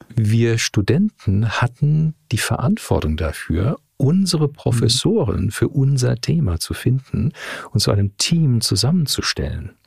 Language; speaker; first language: German; early bilingual, heritage; German